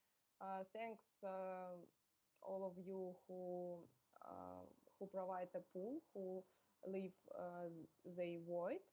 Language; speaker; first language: English; non-native, fluent; Russian